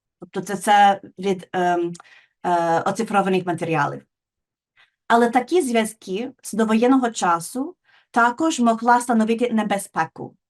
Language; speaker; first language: Ukrainian; non-native, fluent; English